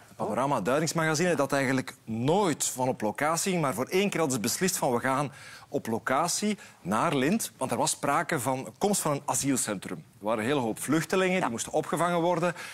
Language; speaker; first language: Dutch; native; Dutch